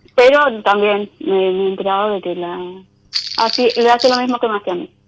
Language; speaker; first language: Spanish; native; Spanish